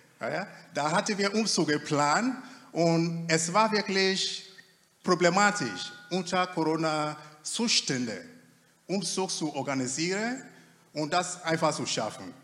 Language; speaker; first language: German; non-native, fluent; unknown